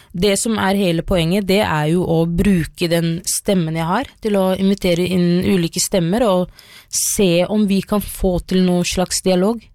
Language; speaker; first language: Norwegian; early bilingual, other home language; Somali